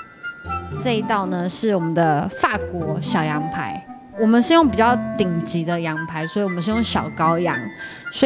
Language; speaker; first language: Chinese; native; Chinese